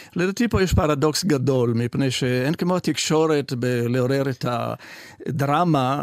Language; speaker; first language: Hebrew; non-native, fluent; Italian